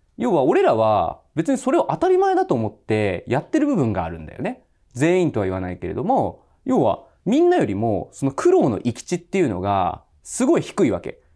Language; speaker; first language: Japanese; native; Japanese